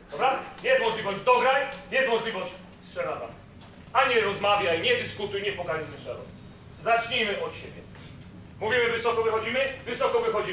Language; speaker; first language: Polish; native; Polish